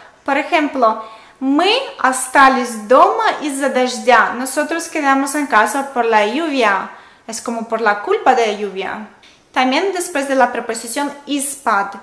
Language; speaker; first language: Spanish; non-native, fluent; Russian